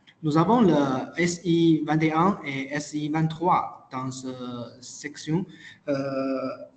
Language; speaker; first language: French; non-native, learner; Chinese